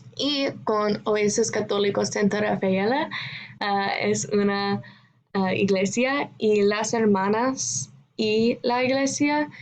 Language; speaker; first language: Spanish; non-native, learner; English